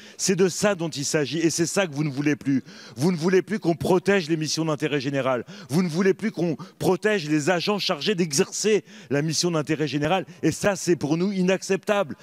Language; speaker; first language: French; native; French